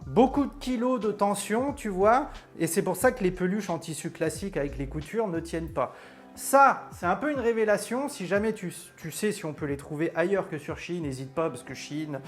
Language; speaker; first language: French; native; French